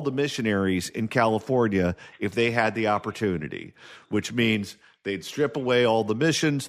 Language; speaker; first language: English; native; English